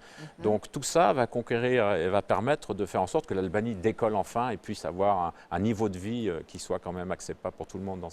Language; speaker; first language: French; native; French